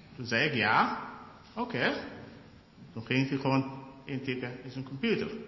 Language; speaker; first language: Dutch; non-native, fluent; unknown